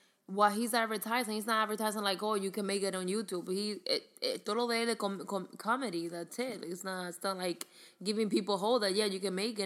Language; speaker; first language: English; early bilingual, other home language; Spanish